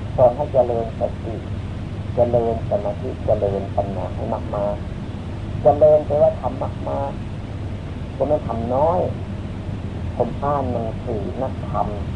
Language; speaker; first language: Thai; native; Thai